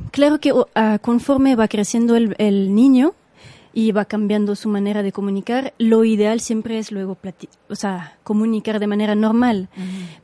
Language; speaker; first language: Spanish; non-native, fluent; French